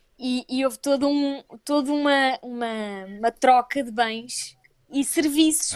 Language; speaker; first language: Portuguese; native; Portuguese